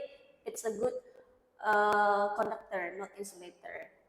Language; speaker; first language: English; non-native, learner; Indonesian